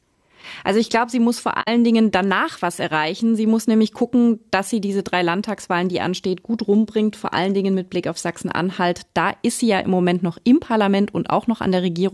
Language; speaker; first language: German; native; German